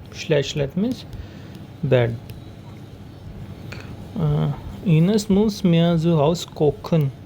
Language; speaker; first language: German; non-native, learner; Hindi